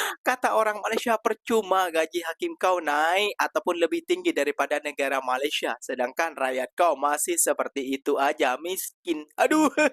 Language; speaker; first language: Indonesian; native; Indonesian